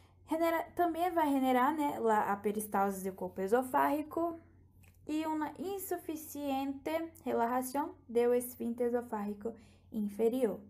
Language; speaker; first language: Portuguese; non-native, learner; Spanish